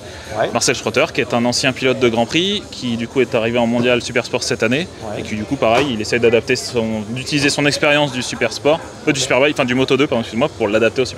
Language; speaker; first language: French; native; French